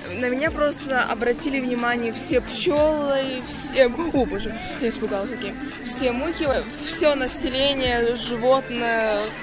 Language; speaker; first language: Russian; non-native, local second language; Azerbaijani